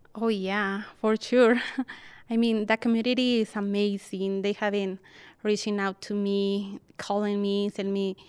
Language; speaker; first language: English; non-native, fluent; Spanish